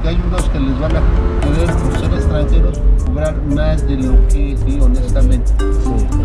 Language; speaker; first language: Spanish; native; Spanish